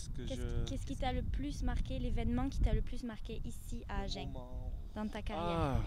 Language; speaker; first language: French; native; French